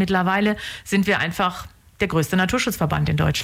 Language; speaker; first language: German; native; German